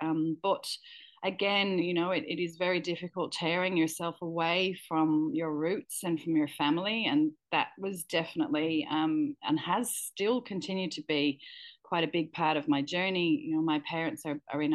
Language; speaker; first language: English; native; English